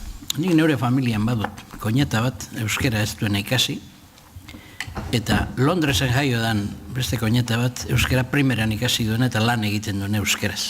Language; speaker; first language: Basque; native; Basque